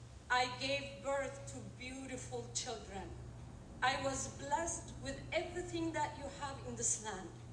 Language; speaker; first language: English; non-native, fluent; Spanish